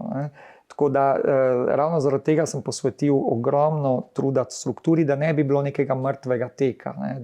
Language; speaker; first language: Slovenian; early bilingual, heritage; Slovenian